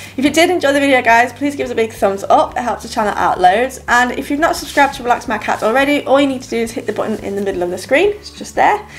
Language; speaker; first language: English; native; English